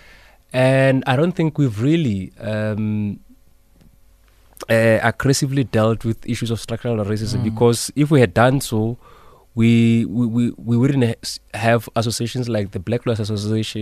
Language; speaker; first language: English; non-native, local second language; Southern Sotho